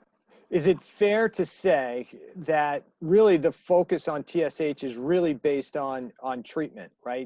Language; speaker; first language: English; native; English